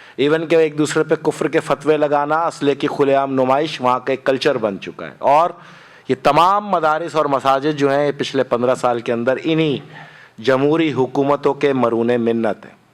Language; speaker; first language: Urdu; native; Urdu